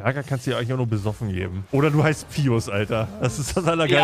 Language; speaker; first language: German; native; German